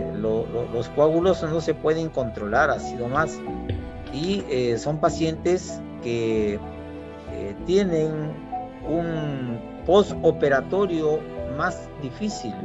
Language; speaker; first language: Spanish; native; Spanish